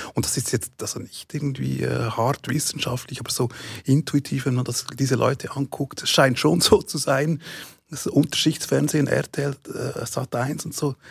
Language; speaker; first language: German; native; German